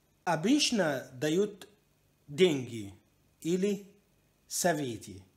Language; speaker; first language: Russian; non-native, learner; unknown